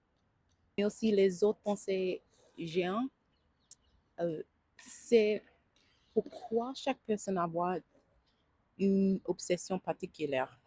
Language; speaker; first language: French; non-native, learner; English